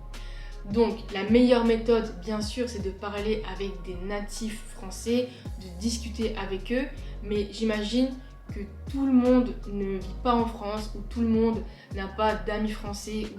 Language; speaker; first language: French; native; French